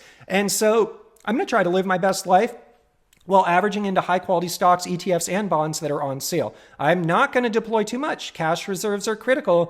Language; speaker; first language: English; native; English